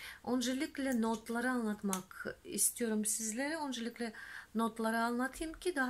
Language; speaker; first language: Turkish; non-native, fluent; Russian